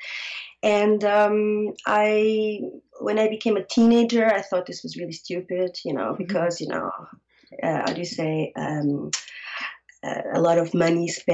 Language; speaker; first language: English; non-native, fluent; Portuguese